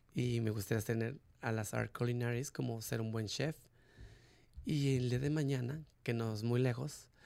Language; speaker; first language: Spanish; native; Spanish